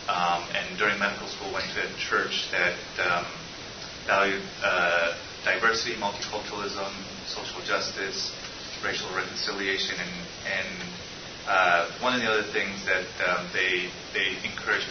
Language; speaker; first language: English; native; English